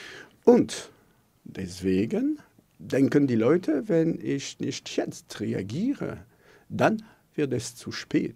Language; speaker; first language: German; non-native, local second language; French